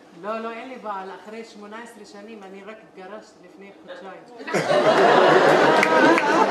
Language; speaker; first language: Hebrew; non-native, local second language; Arabic